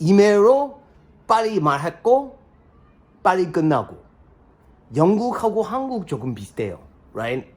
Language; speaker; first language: Korean; non-native, learner; English